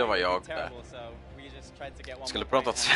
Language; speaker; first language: Swedish; early bilingual, other home language; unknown